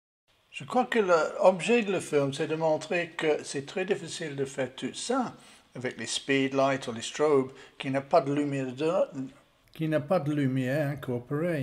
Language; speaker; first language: French; non-native, learner; English